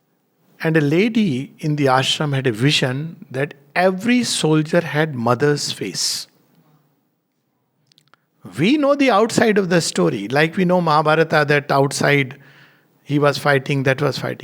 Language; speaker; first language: English; non-native, local second language; Hindi